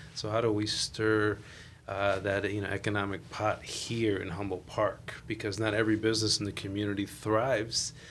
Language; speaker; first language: English; native; English